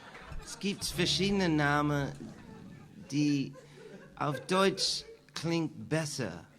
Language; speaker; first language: German; non-native, learner; English